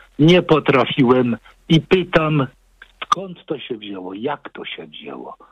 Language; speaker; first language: Polish; native; Polish